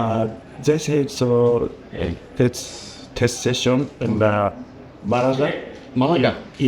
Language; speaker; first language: English; non-native, learner; Japanese